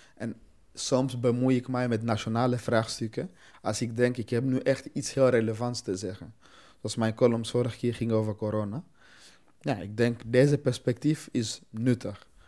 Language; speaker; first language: Dutch; non-native, fluent; Swahili